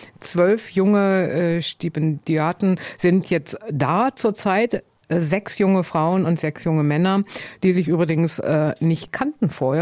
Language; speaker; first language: German; native; German